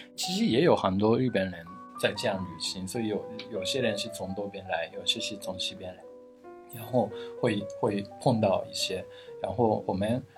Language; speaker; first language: Chinese; non-native, fluent; Japanese